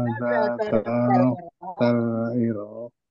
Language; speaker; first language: Arabic; non-native, learner; Indonesian